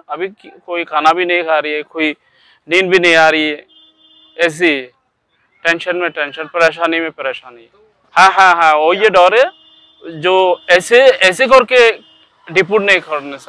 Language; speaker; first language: Hindi; non-native, learner; Rohingya